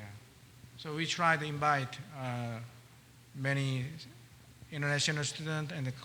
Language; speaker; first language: English; non-native, learner; Korean